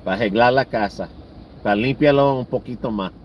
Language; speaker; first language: Spanish; early bilingual, heritage; Spanish